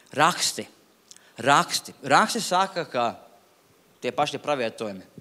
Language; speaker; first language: Latvian; non-native, local second language; Russian